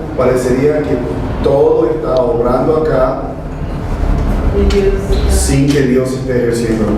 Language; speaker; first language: Spanish; native; Spanish